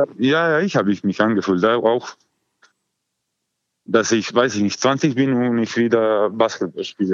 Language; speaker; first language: German; non-native, learner; Croatian